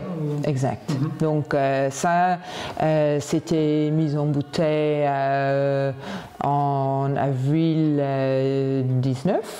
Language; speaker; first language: French; non-native, fluent; English